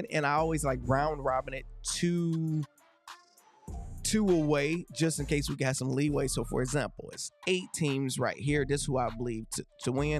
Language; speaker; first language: English; native; English